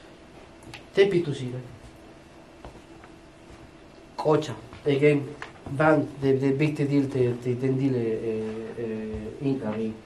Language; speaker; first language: Danish; non-native, fluent; Spanish